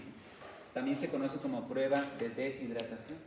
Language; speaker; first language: Spanish; native; Spanish